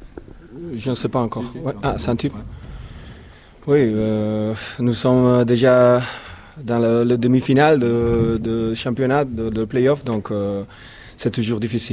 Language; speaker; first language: French; non-native, fluent; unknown